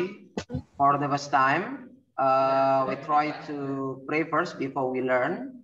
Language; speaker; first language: English; non-native, learner; Indonesian